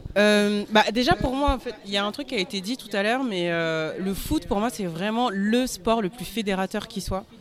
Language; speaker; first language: French; early bilingual, other home language; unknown